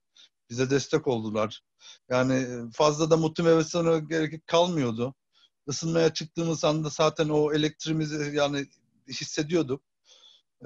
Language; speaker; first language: Turkish; early bilingual, heritage; Turkish